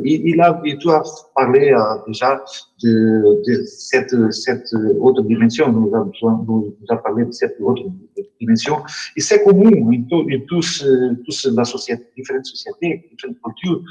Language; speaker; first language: French; non-native, learner; Portuguese